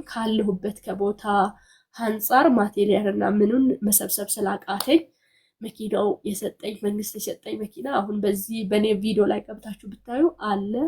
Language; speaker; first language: Amharic; non-native, local second language; Sebat Bet Gurage